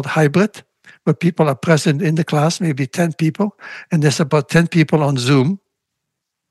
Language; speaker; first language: English; non-native, fluent; Russian